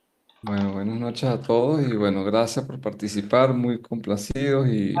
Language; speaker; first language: Spanish; native; Spanish